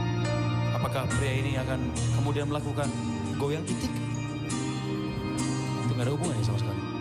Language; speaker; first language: Indonesian; native; Indonesian